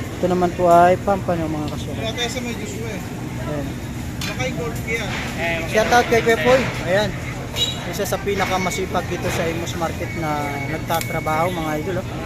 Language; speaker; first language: Filipino; native; Filipino